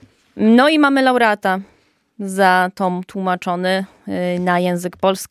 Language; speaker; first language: Polish; native; Polish